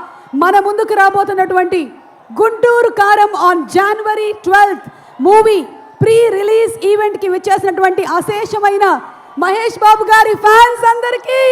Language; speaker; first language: Telugu; native; Telugu